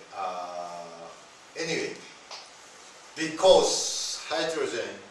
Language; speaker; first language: English; non-native, fluent; Japanese